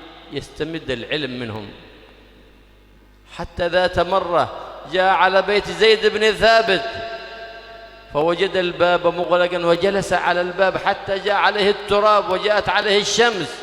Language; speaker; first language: Arabic; native; Arabic